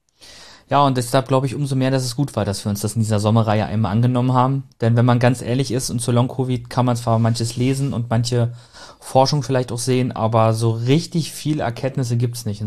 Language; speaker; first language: German; native; German